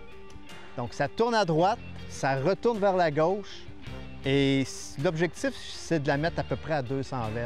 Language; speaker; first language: French; native; French